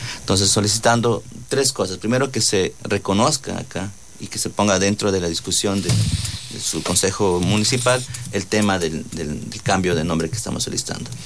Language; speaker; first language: Spanish; non-native, local second language; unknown